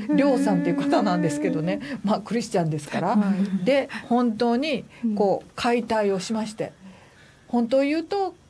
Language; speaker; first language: Japanese; native; Japanese